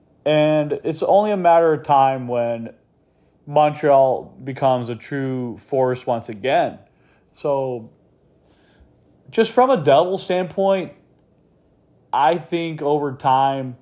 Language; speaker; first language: English; native; English